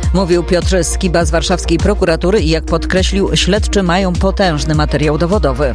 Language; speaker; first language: Polish; native; Polish